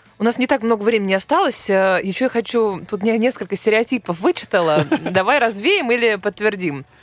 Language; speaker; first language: Russian; native; Russian